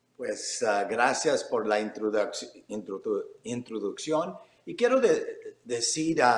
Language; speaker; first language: Spanish; early bilingual, heritage; Spanish